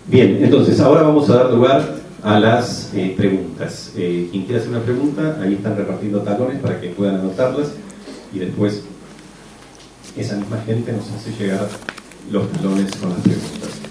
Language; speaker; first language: Spanish; native; Spanish